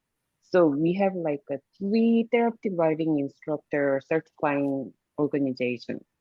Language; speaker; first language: English; non-native, learner; Korean